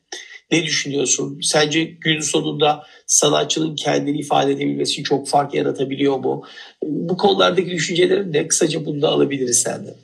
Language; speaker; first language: Turkish; native; Turkish